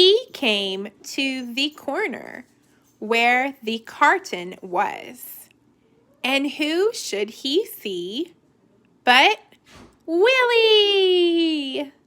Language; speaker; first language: English; native; English